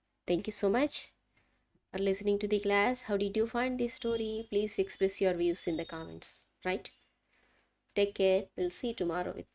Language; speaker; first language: English; non-native, local second language; Telugu